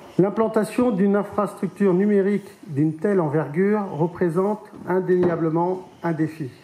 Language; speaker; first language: French; native; French